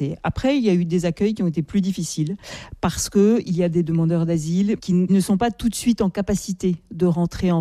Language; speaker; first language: French; native; French